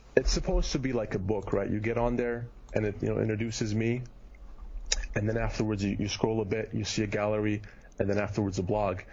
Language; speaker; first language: English; early bilingual, heritage; German